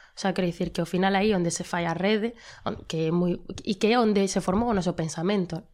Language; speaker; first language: Galician; non-native, local second language; Spanish